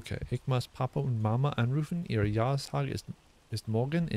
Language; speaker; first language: German; non-native, learner; English